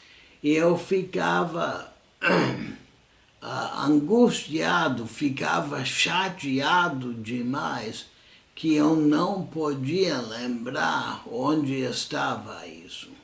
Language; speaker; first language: Portuguese; non-native, fluent; English